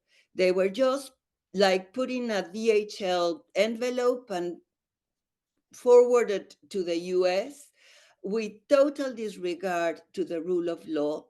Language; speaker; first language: English; non-native, fluent; Spanish